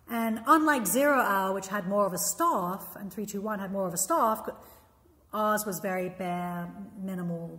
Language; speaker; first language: English; native; English